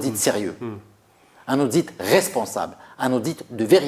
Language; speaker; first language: French; non-native, local second language; Arabic